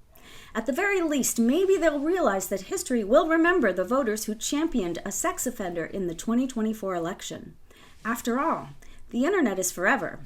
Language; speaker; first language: English; native; English